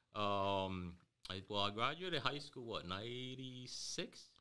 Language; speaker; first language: English; early bilingual, other home language; Spanish